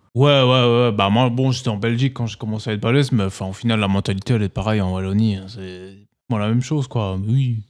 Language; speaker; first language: French; native; French